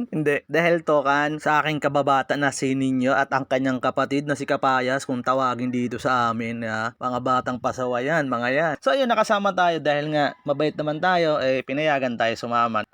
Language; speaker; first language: Filipino; non-native, local second language; Bikol